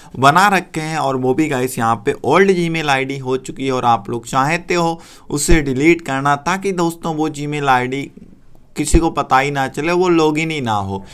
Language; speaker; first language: Hindi; native; Hindi